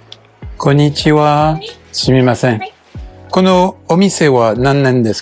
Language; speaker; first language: Japanese; non-native, learner; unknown